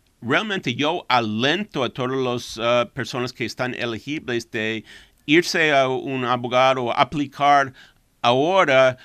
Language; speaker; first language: Spanish; non-native, fluent; English